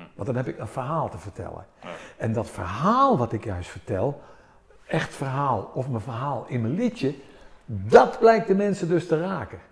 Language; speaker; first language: Dutch; early bilingual, other home language; Armenian